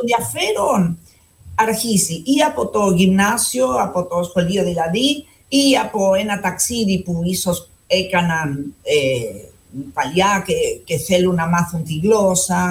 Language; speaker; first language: Greek; non-native, fluent; Spanish